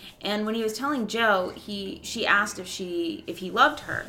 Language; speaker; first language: English; native; English